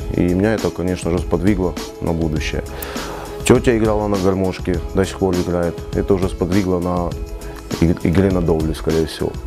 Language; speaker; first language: Russian; non-native, local second language; Ossetic